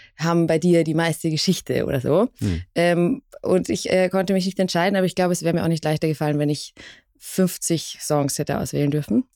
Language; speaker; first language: German; native; German